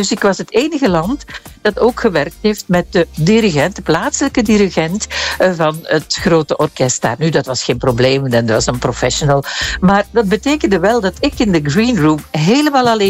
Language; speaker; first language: Dutch; native; Dutch